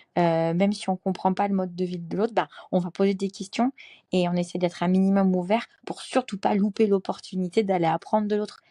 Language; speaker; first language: French; native; French